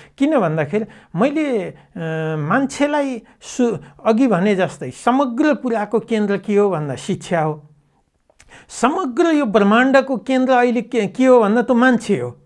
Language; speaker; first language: Nepali; native; Nepali